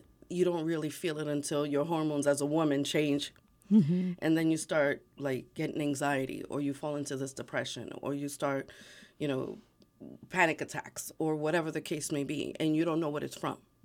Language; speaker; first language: English; early bilingual, other home language; Spanish